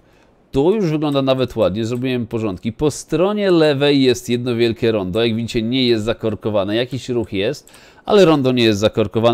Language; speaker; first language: Polish; native; Polish